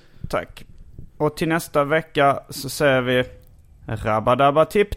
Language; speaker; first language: Swedish; native; Swedish